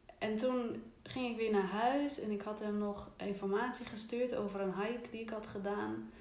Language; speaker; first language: Dutch; native; Dutch